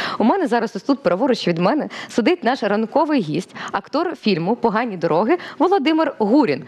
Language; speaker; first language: Ukrainian; native; Ukrainian